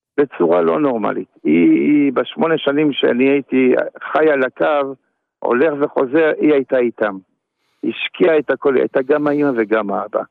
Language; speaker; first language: Hebrew; native; Hebrew